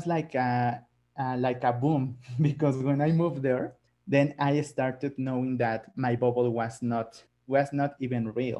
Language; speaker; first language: English; non-native, fluent; Spanish